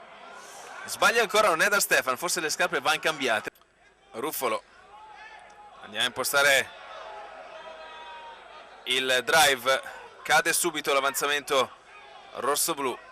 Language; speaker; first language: Italian; native; Italian